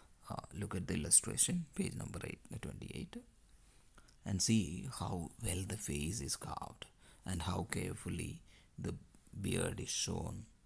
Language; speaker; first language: English; non-native, local second language; Malayalam